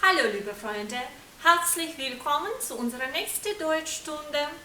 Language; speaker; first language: German; non-native, fluent; Ukrainian